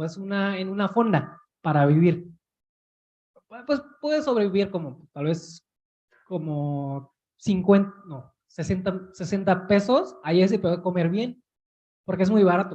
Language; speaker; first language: Spanish; early bilingual, heritage; Spanish